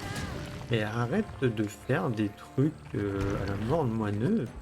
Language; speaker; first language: French; native; French